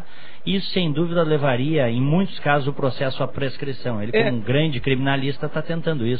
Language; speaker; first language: Portuguese; native; Portuguese